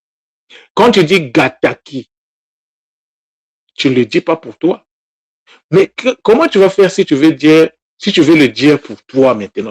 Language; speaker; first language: French; non-native, local second language; Kongo